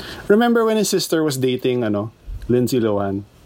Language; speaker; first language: English; non-native, local second language; Filipino